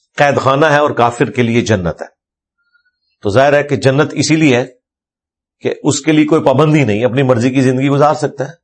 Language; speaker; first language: Urdu; non-native, local second language; Punjabi